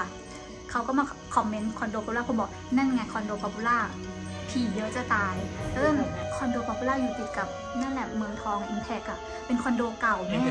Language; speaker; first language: Thai; native; Thai